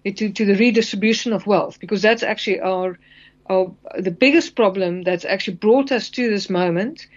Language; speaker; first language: English; non-native, local second language; Afrikaans